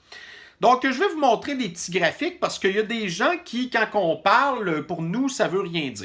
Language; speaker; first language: French; native; French